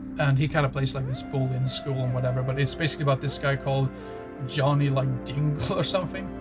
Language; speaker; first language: English; non-native, fluent; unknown